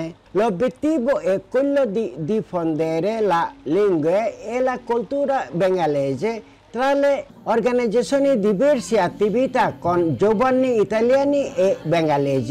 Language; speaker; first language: Italian; non-native, fluent; Bangla